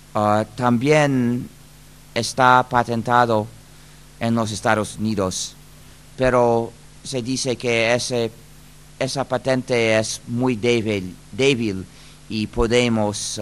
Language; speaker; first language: Spanish; non-native, fluent; English